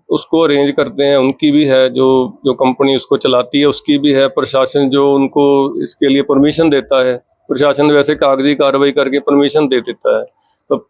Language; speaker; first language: Hindi; native; Hindi